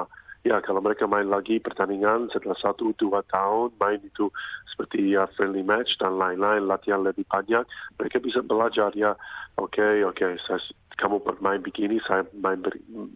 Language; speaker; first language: Indonesian; non-native, fluent; English